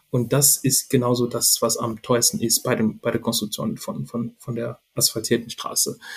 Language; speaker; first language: German; non-native, fluent; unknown